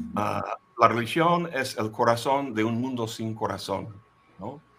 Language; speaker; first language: Spanish; non-native, fluent; English